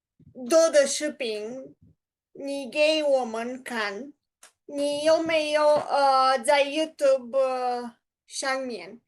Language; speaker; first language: Chinese; non-native, learner; Romanian